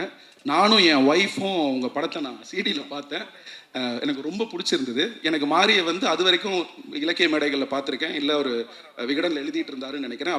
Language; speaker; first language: Tamil; native; Tamil